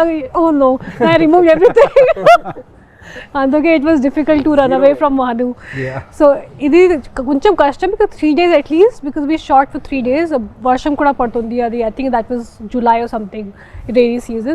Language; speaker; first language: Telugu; non-native, fluent; Hindi